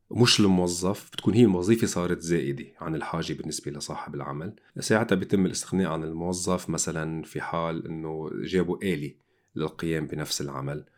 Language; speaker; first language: Arabic; native; Arabic